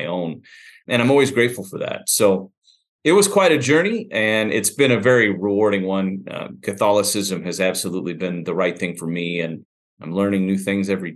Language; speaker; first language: English; native; English